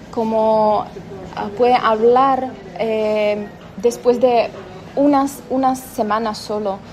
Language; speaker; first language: Spanish; non-native, fluent; Czech